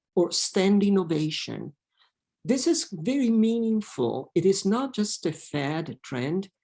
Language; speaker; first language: English; non-native, fluent; Italian